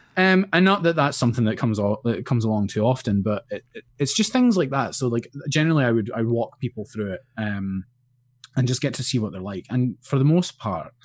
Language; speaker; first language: English; native; English